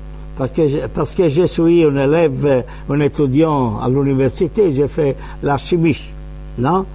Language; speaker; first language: French; non-native, fluent; Italian